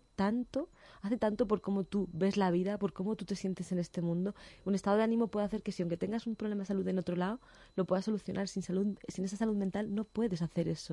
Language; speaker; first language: Spanish; native; Spanish